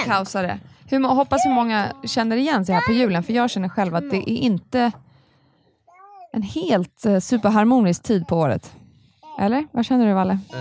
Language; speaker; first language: Swedish; native; Swedish